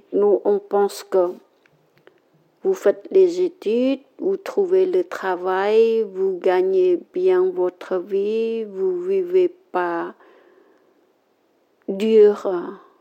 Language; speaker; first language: French; non-native, learner; Khmer